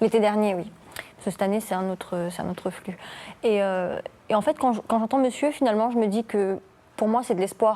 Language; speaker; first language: French; native; French